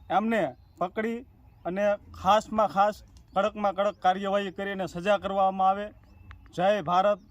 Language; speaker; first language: Gujarati; native; Gujarati